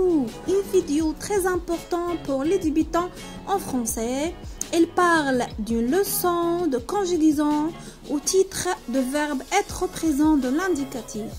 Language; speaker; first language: French; non-native, local second language; Arabic